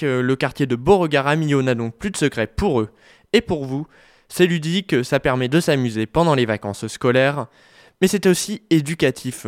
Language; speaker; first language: French; native; French